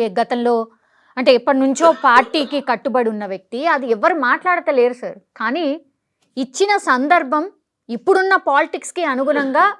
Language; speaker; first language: Telugu; native; Telugu